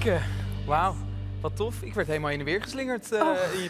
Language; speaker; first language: Dutch; native; Dutch